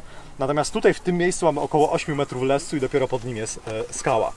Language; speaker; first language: Polish; native; Polish